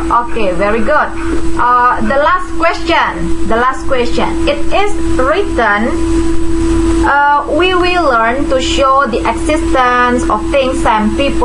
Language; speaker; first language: English; non-native, fluent; Indonesian